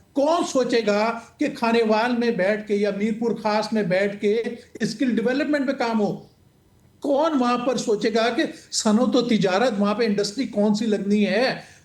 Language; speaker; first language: Urdu; non-native, local second language; Punjabi